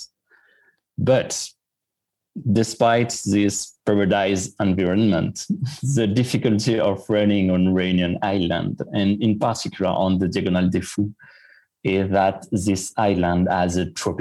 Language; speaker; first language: English; non-native, fluent; French